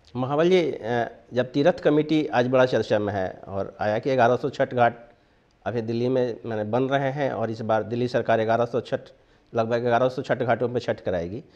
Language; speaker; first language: Hindi; native; Hindi